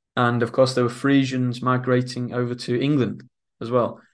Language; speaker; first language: English; native; English